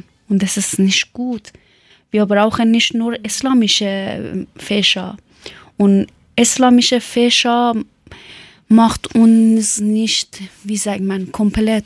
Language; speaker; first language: German; non-native, learner; Persian